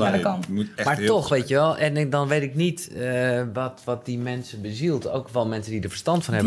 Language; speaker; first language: Dutch; native; Dutch